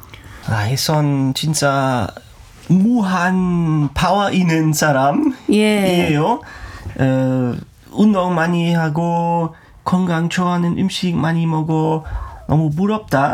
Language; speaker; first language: Korean; non-native, learner; German